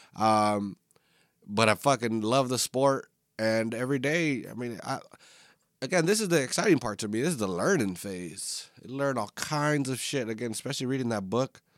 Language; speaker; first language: English; native; English